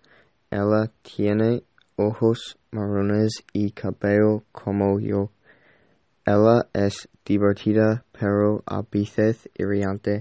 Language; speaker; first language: Spanish; non-native, learner; English